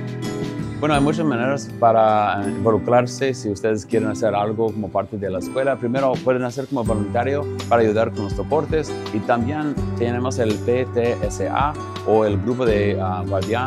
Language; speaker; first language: Spanish; non-native, fluent; English